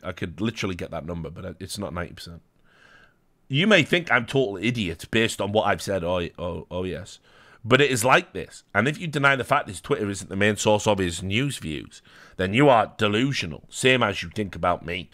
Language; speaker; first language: English; native; English